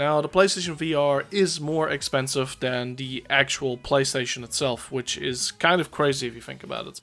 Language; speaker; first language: English; native; English